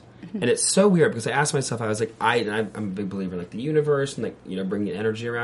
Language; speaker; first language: English; native; English